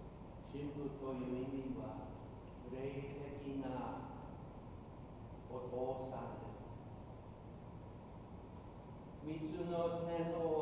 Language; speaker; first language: Japanese; non-native, fluent; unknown